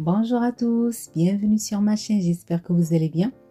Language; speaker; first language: French; non-native, local second language; Arabic